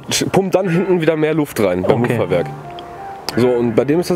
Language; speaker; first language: German; native; German